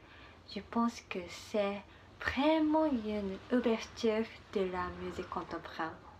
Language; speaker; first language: French; non-native, learner; Japanese